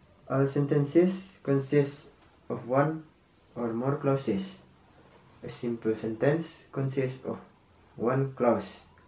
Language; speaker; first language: English; non-native, fluent; Indonesian